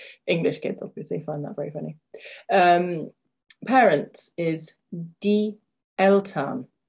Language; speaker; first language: English; native; English